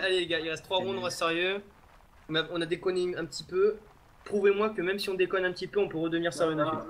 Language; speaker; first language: French; native; French